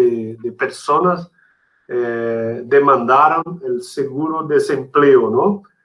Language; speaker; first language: Spanish; non-native, fluent; Portuguese